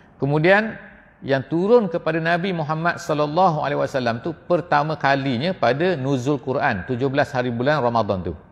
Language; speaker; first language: Malay; native; Malay